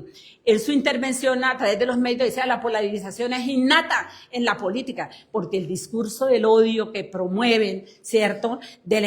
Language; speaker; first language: Spanish; native; Spanish